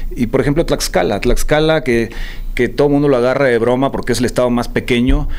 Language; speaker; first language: Spanish; native; Spanish